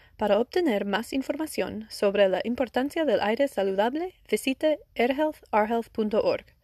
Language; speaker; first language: Spanish; non-native, learner; English